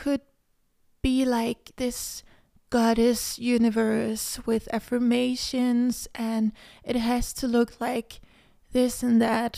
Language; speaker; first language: English; non-native, fluent; Danish